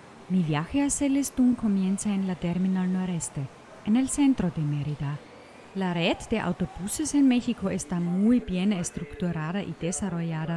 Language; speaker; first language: Spanish; non-native, fluent; German